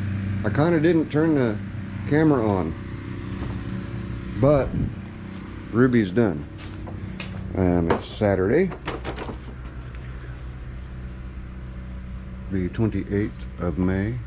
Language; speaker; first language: English; native; English